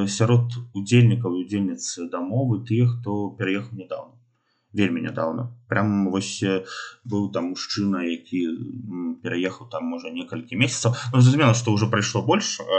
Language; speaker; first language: Belarusian; non-native, local second language; Russian